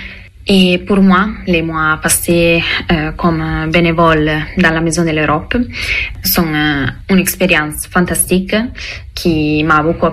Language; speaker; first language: French; non-native, fluent; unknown